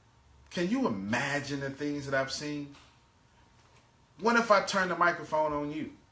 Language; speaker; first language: English; native; English